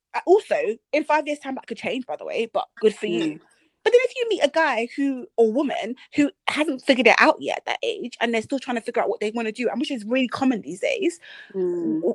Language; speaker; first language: English; early bilingual, other home language; Yoruba